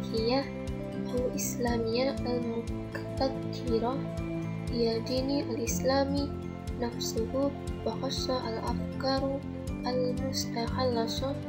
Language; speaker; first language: Arabic; non-native, learner; Indonesian